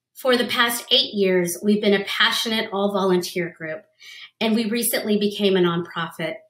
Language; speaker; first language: English; early bilingual, other home language; Spanish